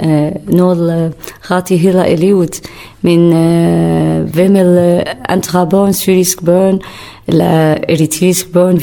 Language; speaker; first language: Danish; non-native, learner; Kurdish